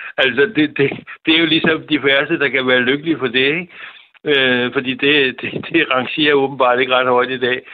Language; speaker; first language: Danish; native; Danish